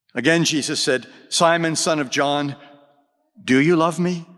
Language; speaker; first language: English; native; English